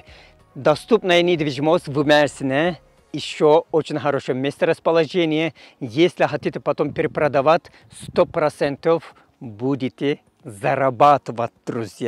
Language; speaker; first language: Russian; non-native, fluent; Turkish